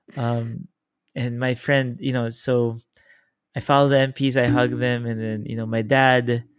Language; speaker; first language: English; native; English